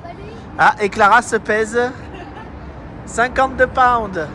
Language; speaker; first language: French; native; French